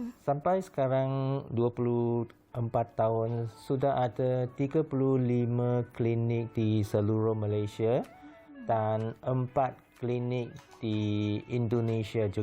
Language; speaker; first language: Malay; non-native, local second language; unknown